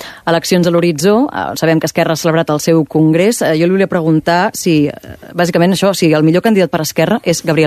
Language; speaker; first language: Catalan; native; Catalan